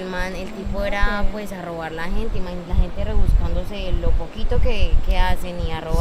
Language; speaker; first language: Spanish; native; Spanish